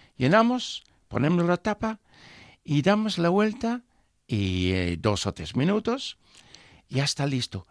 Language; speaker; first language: Spanish; non-native, fluent; English